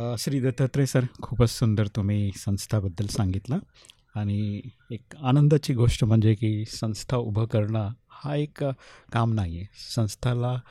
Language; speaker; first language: Marathi; non-native, local second language; Hindi